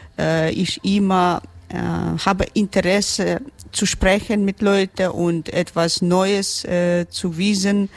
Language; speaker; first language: German; non-native, learner; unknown